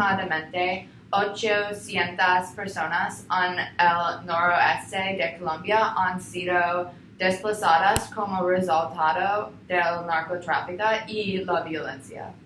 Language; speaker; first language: Spanish; non-native, learner; English